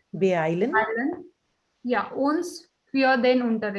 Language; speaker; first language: German; non-native, learner; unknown